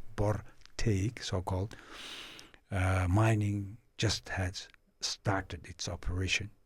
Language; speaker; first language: English; non-native, fluent; Mongolian